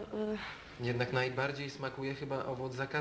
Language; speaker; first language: Polish; native; Polish